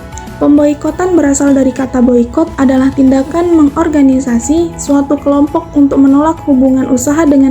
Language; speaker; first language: Indonesian; native; Indonesian